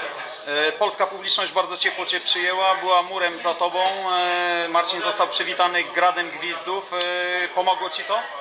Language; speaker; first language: Polish; native; Polish